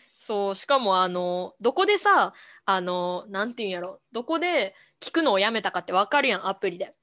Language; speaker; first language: Japanese; early bilingual, other home language; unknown